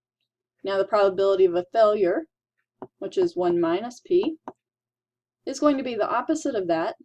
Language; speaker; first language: English; native; English